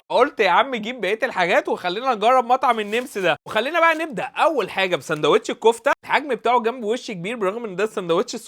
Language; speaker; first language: Arabic; native; Arabic